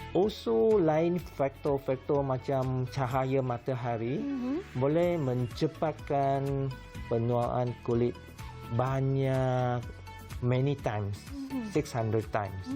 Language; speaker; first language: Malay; non-native, local second language; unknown